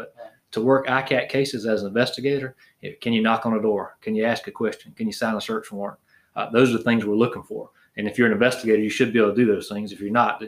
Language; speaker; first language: English; native; English